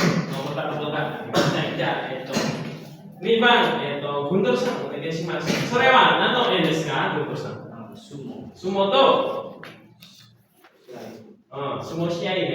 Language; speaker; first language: Japanese; non-native, fluent; Indonesian